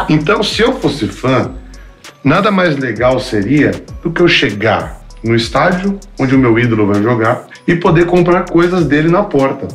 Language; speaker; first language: Portuguese; native; Portuguese